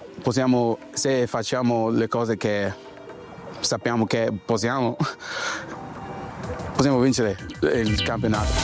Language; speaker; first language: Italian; non-native, fluent; English